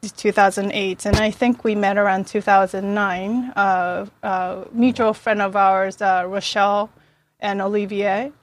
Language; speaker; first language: English; non-native, fluent; Japanese